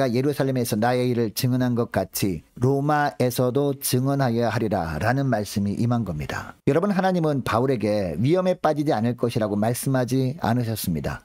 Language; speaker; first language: Korean; native; Korean